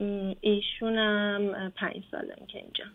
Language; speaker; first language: Persian; native; Persian